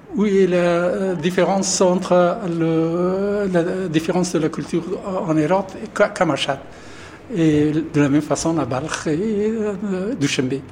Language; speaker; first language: French; non-native, fluent; Pashto